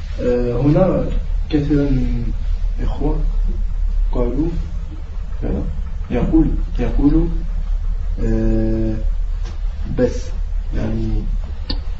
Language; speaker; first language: Arabic; non-native, learner; French